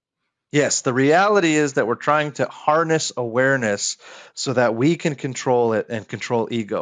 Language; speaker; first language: English; native; English